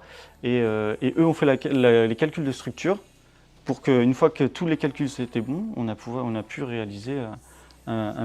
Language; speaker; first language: French; native; French